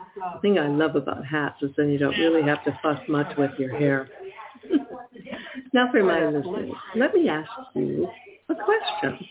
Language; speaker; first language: English; native; English